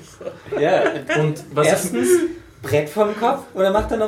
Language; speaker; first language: German; native; German